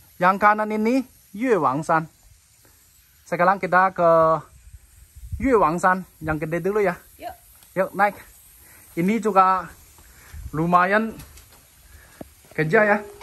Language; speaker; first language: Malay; non-native, fluent; Chinese